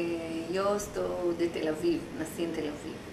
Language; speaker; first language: Spanish; early bilingual, heritage; Hebrew